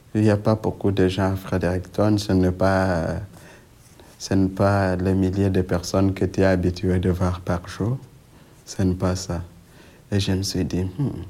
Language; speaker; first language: French; non-native, local second language; Swahili